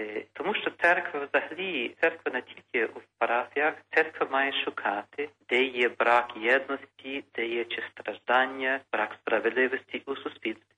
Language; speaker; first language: Ukrainian; early bilingual, heritage; Ukrainian